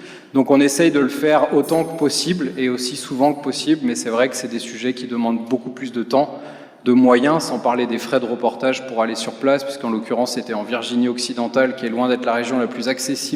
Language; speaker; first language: French; native; French